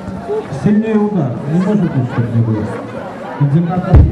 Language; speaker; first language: Polish; non-native, learner; Russian